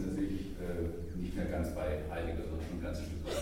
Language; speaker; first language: German; native; German